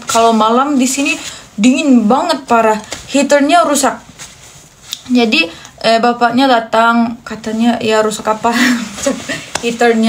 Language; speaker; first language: Indonesian; non-native, fluent; Turkish